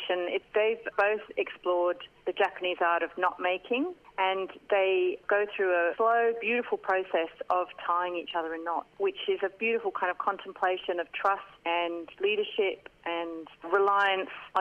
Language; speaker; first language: English; native; English